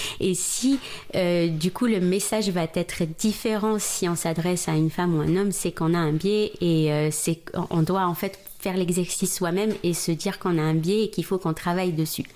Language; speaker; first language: French; non-native, local second language; Arabic